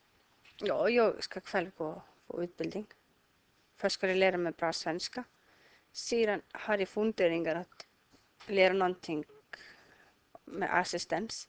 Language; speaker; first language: Swedish; non-native, learner; Icelandic